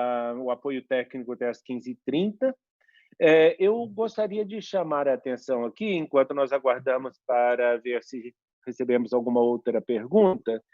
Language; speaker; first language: Portuguese; native; Portuguese